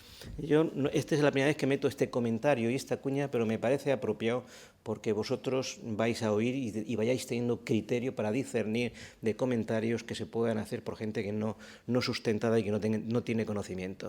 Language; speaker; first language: Spanish; native; Spanish